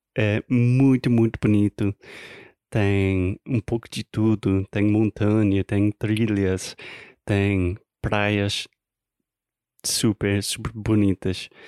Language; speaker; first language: Portuguese; non-native, fluent; English